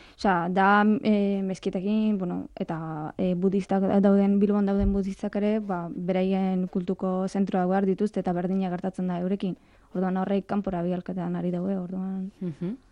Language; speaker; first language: Basque; non-native, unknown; Arabic